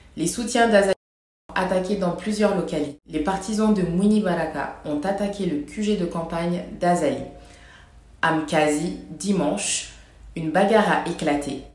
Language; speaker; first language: French; non-native, local second language; Ngazidja Comorian